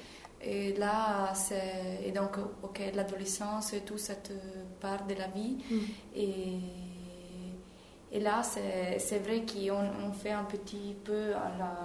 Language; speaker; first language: French; non-native, fluent; Italian